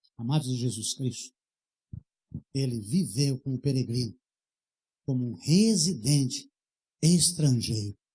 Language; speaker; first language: Portuguese; native; Portuguese